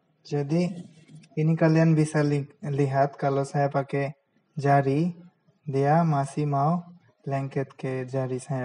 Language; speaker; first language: Indonesian; non-native, fluent; Bangla